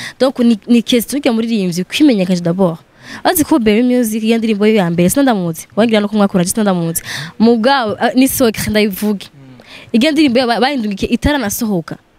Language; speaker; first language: Rundi; non-native, local second language; Swahili